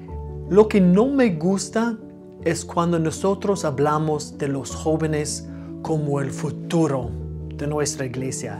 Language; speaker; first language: Spanish; non-native, fluent; English